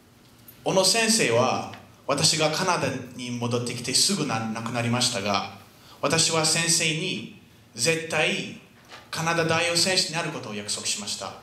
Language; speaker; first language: Japanese; non-native, fluent; French